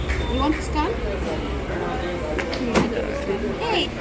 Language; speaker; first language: English; non-native, learner; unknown